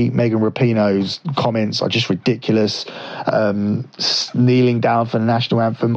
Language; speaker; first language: English; native; English